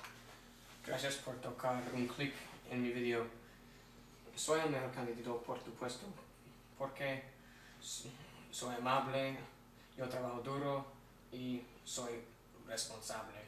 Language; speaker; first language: Spanish; non-native, learner; English